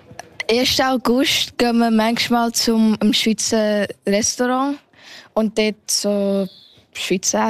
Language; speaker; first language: German; early bilingual, heritage; German